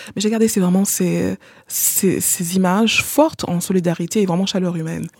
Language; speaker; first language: French; non-native, local second language; Haitian Creole